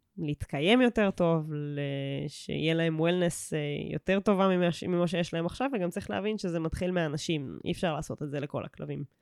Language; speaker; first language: Hebrew; native; Hebrew